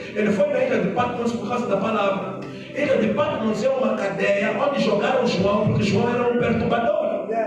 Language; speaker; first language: Portuguese; non-native, local second language; Tsonga